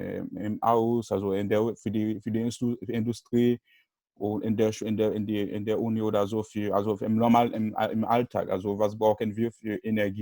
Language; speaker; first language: German; non-native, learner; Haitian Creole